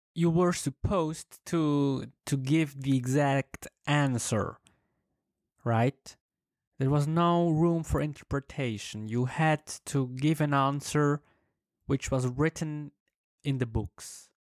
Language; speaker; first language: English; non-native, fluent; Swiss German